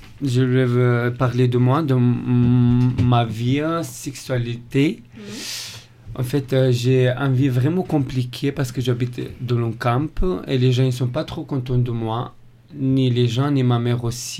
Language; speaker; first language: French; non-native, fluent; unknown